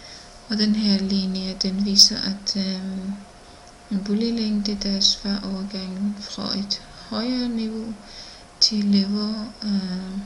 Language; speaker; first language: Danish; non-native, learner; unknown